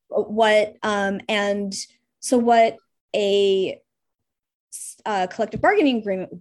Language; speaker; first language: English; early bilingual, heritage; Russian